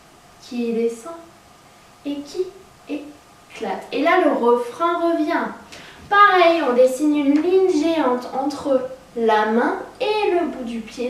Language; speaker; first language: French; native; French